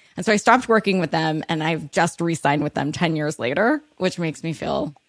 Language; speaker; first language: English; early bilingual, other home language; Hebrew